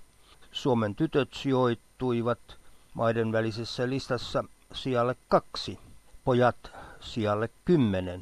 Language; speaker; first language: Finnish; native; Finnish